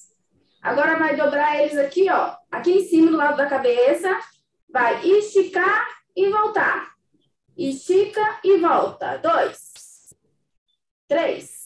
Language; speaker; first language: Portuguese; native; Portuguese